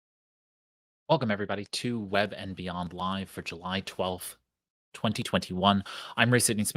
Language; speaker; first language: English; native; English